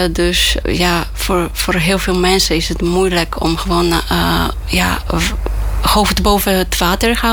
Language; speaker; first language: Dutch; non-native, fluent; Polish